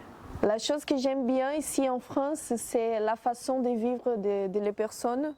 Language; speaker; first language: French; non-native, fluent; Portuguese